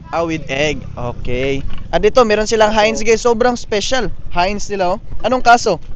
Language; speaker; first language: Filipino; non-native, local second language; Cebuano